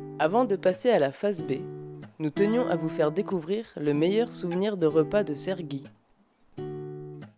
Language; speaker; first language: French; native; French